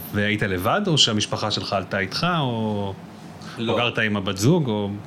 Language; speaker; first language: Hebrew; native; Hebrew